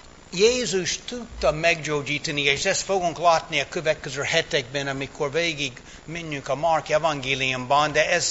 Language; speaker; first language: Hungarian; early bilingual, heritage; English